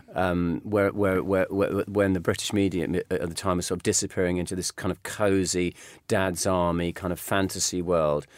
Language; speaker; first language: English; native; English